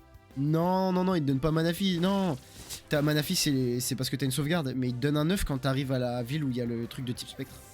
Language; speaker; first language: French; native; French